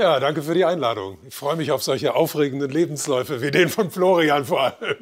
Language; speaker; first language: German; native; German